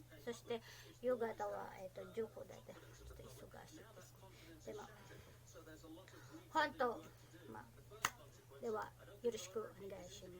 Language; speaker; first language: Japanese; non-native, learner; Filipino